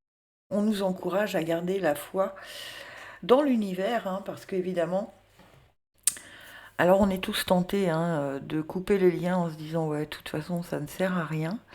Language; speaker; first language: French; native; French